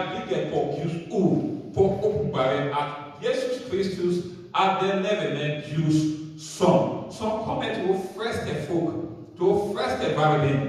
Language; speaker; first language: Norwegian; non-native, learner; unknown